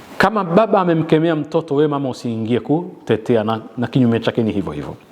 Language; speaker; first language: Swahili; native; Swahili